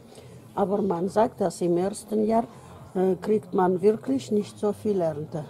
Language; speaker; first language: German; non-native, learner; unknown